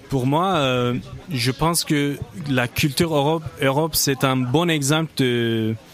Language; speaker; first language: French; non-native, fluent; Turkish